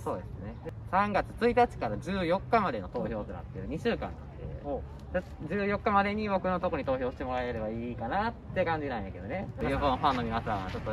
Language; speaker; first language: Japanese; native; Japanese